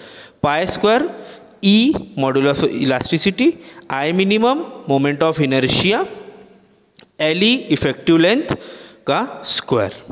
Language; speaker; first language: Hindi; non-native, local second language; Marathi